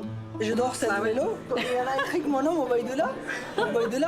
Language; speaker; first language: French; non-native, learner; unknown